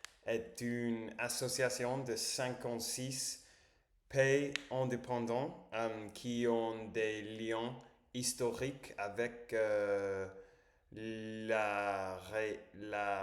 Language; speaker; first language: French; non-native, learner; English